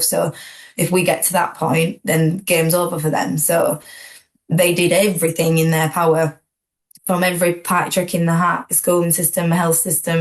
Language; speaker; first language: English; native; English